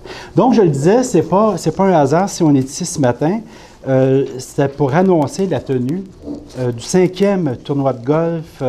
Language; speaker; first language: French; native; French